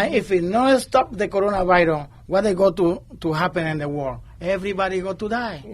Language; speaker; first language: English; non-native, learner; Spanish